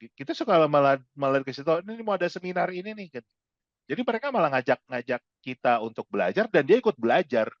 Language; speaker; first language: Indonesian; native; Indonesian